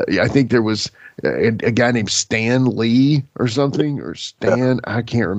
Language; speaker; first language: English; native; English